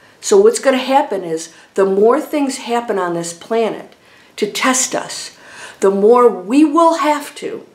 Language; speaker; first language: English; native; English